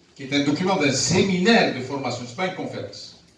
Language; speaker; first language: French; non-native, local second language; Arabic